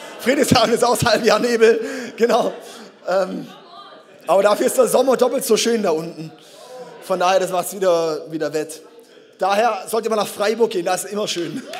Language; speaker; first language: German; native; German